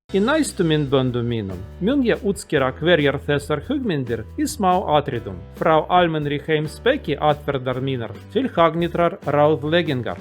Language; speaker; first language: Icelandic; non-native, learner; Russian